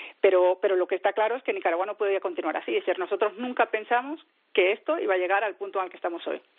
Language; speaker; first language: Spanish; native; Spanish